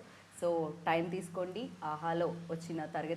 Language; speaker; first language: Telugu; native; Telugu